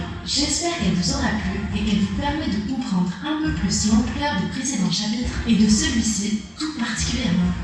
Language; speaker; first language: French; native; French